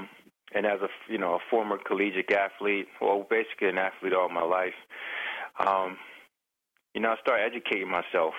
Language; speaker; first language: English; native; English